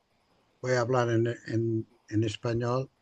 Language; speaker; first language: Spanish; non-native, fluent; Portuguese